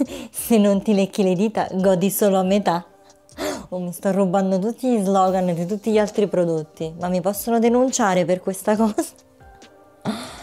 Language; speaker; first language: Italian; native; Italian